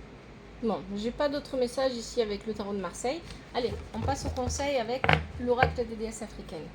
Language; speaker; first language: French; native; French